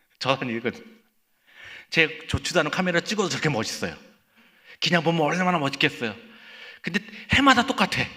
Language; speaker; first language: Korean; native; Korean